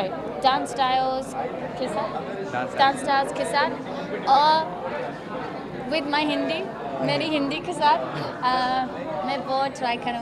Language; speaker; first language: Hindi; non-native, learner; English